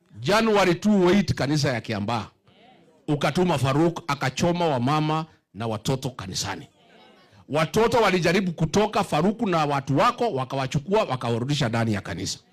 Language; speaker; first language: Swahili; non-native, local second language; Kikuyu